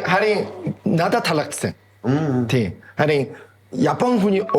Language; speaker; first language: Mongolian; non-native, fluent; Korean